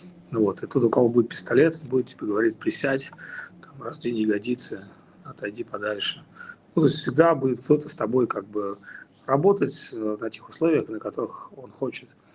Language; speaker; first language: Russian; native; Russian